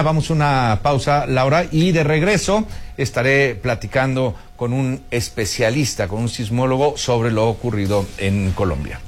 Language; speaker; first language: Spanish; native; Spanish